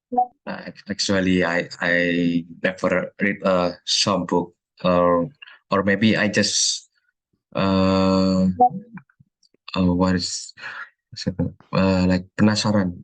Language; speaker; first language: English; non-native, learner; Indonesian